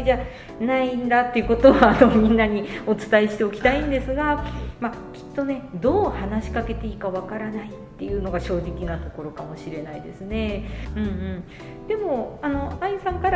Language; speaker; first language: Japanese; native; Japanese